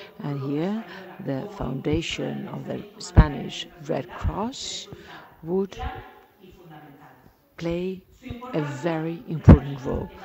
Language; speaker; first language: English; non-native, fluent; Spanish